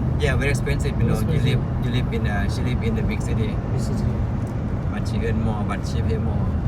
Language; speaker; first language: English; non-native, learner; Thai